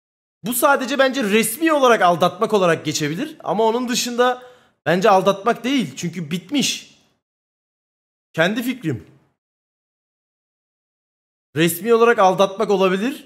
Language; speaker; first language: Turkish; native; Turkish